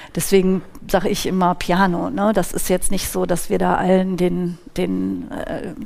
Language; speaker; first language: German; native; German